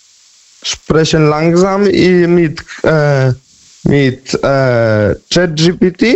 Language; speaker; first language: German; non-native, learner; Polish